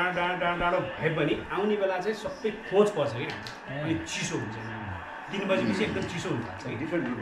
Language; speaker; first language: Nepali; native; Nepali